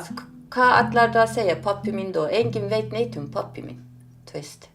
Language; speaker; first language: Icelandic; non-native, fluent; Turkish